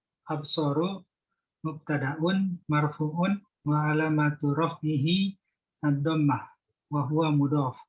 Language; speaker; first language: Arabic; non-native, learner; Indonesian